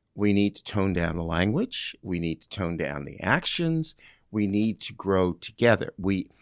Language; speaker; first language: English; native; English